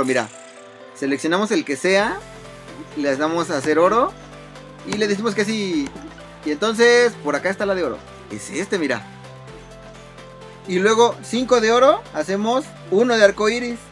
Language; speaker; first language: Spanish; native; Spanish